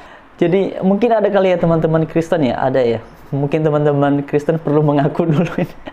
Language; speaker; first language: Indonesian; native; Indonesian